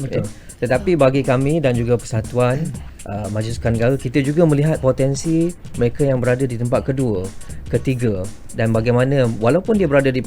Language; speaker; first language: Malay; native; Malay